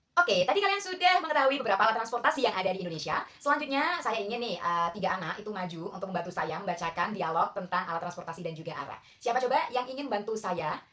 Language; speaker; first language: Indonesian; native; Indonesian